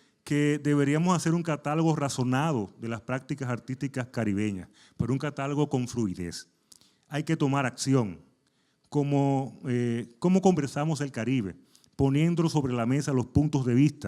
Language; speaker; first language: Spanish; native; Spanish